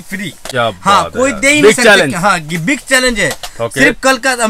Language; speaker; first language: Hindi; non-native, local second language; Bangla